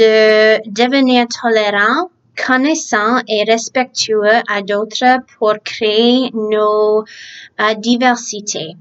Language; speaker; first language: French; early bilingual, other home language; Czech